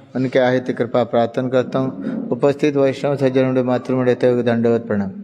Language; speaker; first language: Hindi; non-native, local second language; Kannada